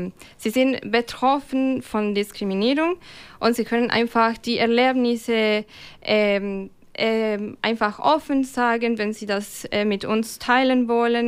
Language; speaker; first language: German; non-native, fluent; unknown